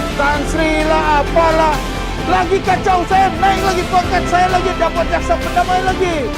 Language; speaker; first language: Malay; non-native, local second language; Chinese